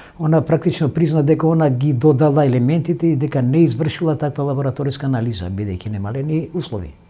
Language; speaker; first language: Macedonian; non-native, local second language; Albanian